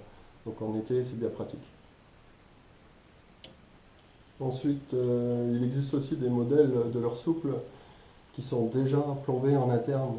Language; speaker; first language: French; native; French